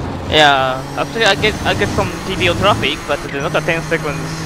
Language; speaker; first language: English; non-native, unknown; Japanese